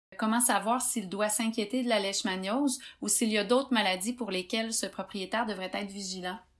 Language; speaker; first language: French; native; French